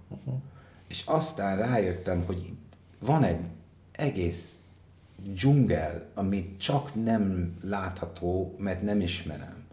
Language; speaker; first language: Hungarian; non-native, fluent; English